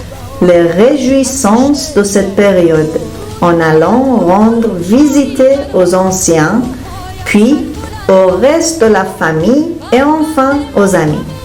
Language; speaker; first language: French; non-native, fluent; Persian